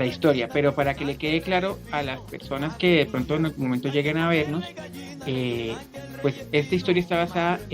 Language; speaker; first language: Spanish; native; Spanish